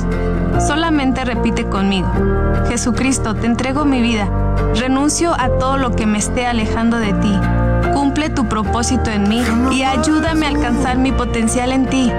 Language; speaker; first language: Spanish; native; Spanish